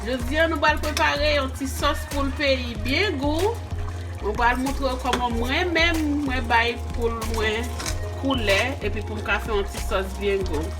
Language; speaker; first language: French; non-native, learner; Haitian Creole